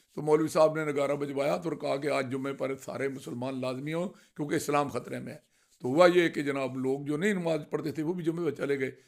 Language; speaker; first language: Urdu; non-native, local second language; Punjabi